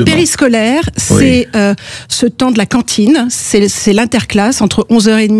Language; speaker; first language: French; native; French